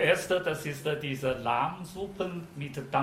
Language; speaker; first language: German; non-native, fluent; Chinese